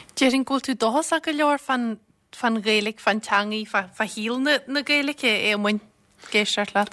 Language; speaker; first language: Irish; native; Irish